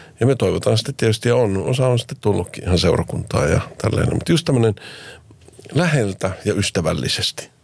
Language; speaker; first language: Finnish; native; Finnish